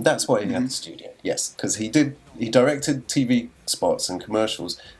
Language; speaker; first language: English; native; English